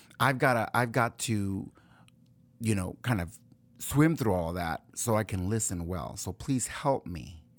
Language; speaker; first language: English; early bilingual, other home language; Spanish